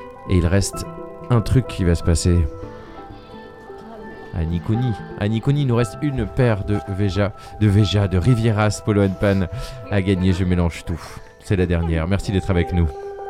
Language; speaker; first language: French; native; French